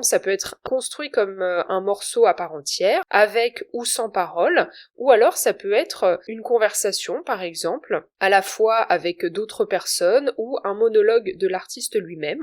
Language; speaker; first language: French; native; French